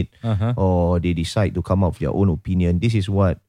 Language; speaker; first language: English; native; English